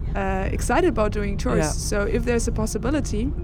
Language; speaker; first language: English; non-native, fluent; German